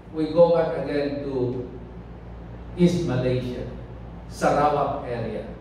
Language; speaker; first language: English; non-native, local second language; Filipino